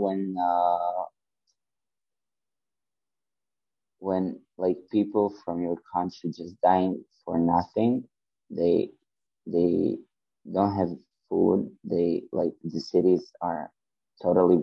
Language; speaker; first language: English; non-native, learner; Ukrainian